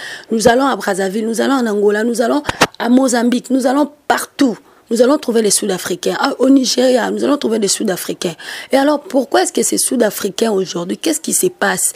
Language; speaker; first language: French; non-native, local second language; Lingala